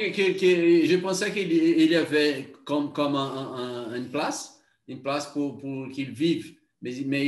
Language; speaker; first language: French; non-native, learner; Portuguese